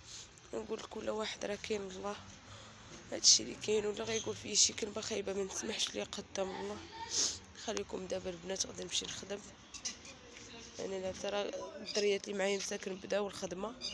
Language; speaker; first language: Arabic; native; Arabic